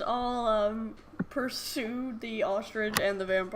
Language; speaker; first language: English; native; English